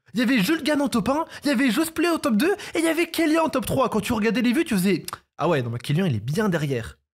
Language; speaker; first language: French; native; French